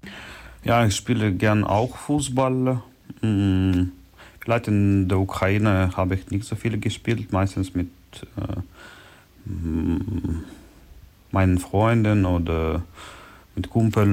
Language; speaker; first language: German; non-native, learner; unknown